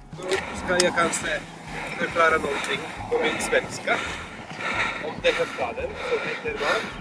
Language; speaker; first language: Swedish; non-native, fluent; Icelandic